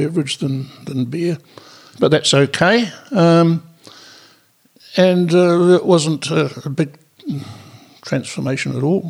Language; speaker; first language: English; native; English